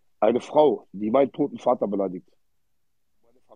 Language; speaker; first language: German; early bilingual, other home language; Arabic